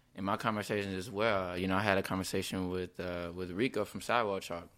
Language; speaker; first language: English; native; English